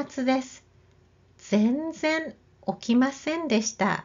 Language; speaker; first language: Japanese; non-native, learner; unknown